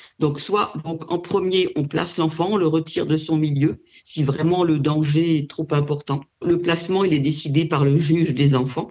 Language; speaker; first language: French; native; French